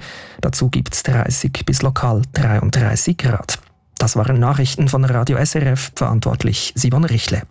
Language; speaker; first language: German; native; German